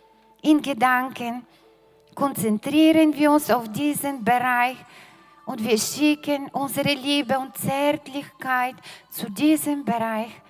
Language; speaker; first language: German; non-native, fluent; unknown